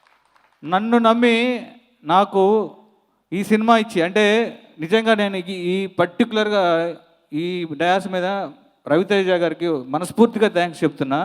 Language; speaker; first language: Telugu; native; Telugu